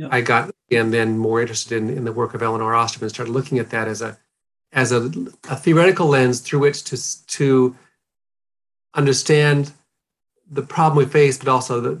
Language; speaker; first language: English; native; English